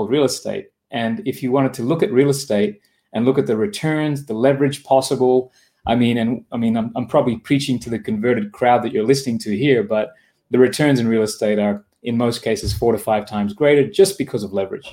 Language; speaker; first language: English; native; English